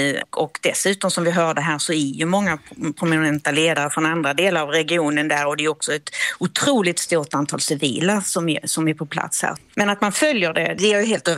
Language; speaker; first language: Swedish; native; Swedish